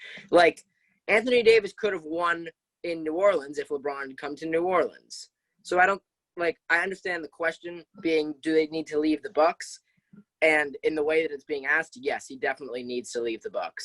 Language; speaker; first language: English; native; English